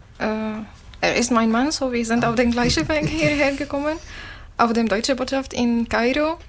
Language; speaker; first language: German; non-native, learner; Arabic